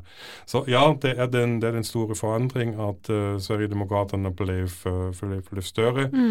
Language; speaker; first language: Norwegian; non-native, fluent; German